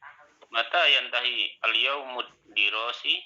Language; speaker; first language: Arabic; non-native, learner; Indonesian